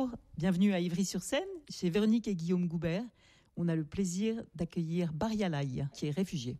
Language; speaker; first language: French; native; French